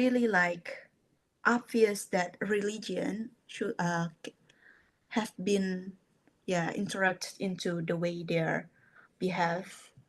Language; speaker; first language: English; non-native, fluent; Indonesian